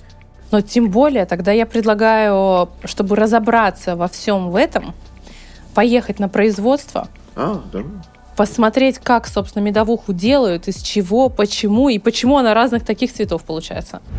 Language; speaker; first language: Russian; native; Russian